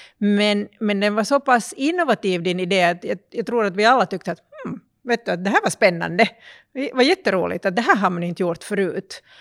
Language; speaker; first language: Swedish; native; Swedish